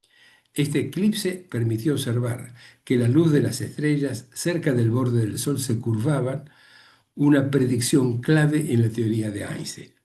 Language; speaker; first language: Spanish; native; Spanish